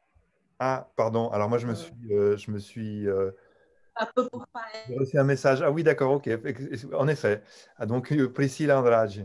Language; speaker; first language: French; native; French